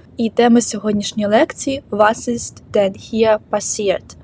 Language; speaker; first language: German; non-native, fluent; Ukrainian